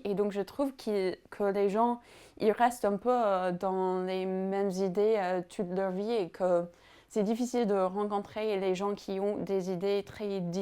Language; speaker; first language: French; non-native, fluent; English